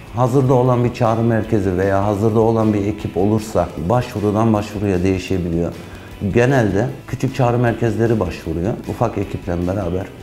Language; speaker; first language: Turkish; early bilingual, heritage; Turkish